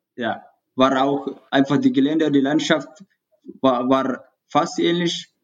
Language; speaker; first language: German; non-native, learner; Tigrinya